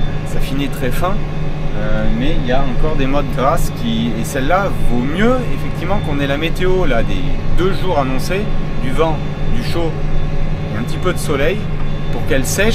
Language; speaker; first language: French; native; French